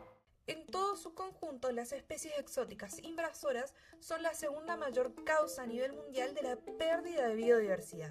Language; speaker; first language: Spanish; native; Spanish